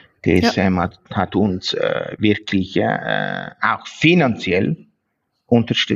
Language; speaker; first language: German; non-native, fluent; Italian